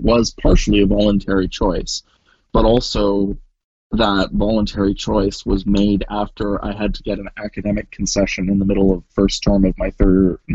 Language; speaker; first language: English; native; English